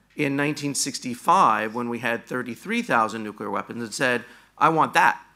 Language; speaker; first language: English; native; English